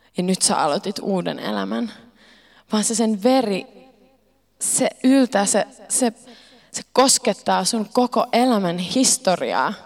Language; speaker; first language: Finnish; early bilingual, heritage; Finnish